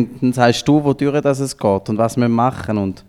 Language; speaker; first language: German; native; German